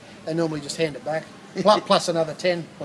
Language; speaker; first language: English; native; English